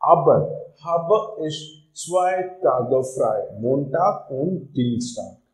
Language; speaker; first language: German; non-native, learner; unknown